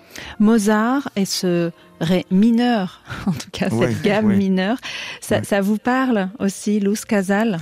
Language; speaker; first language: French; native; French